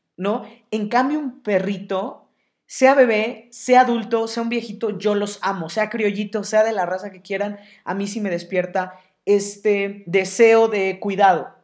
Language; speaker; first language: Spanish; native; Spanish